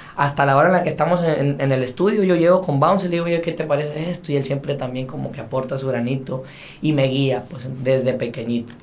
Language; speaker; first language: Spanish; native; Spanish